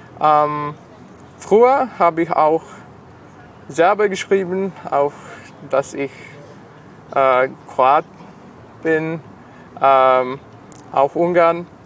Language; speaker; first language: German; non-native, local second language; Serbian